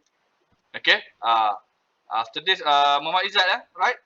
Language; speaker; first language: English; non-native, local second language; Malay